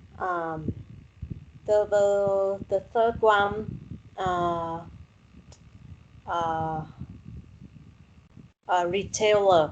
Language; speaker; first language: English; non-native, learner; Vietnamese